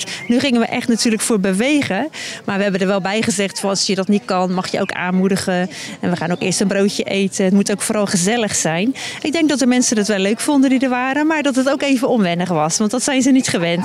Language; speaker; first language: Dutch; native; Dutch